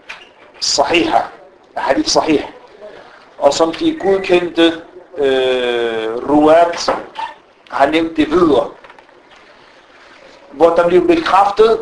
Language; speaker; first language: Danish; non-native, fluent; Arabic